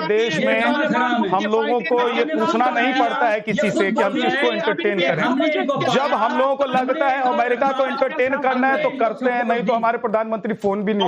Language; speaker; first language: Hindi; native; Hindi